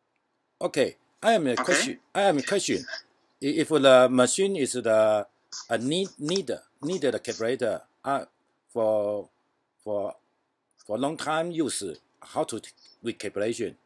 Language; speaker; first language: English; non-native, learner; Chinese